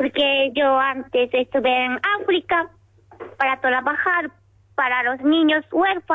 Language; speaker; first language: Spanish; non-native, learner; Japanese